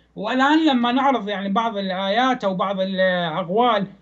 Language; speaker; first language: Arabic; non-native, fluent; Persian